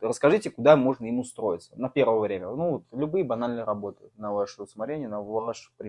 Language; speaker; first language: Russian; native; Russian